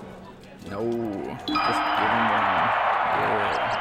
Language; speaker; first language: English; native; English